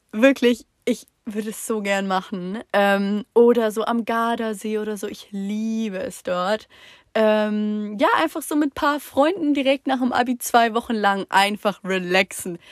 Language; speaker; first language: German; native; German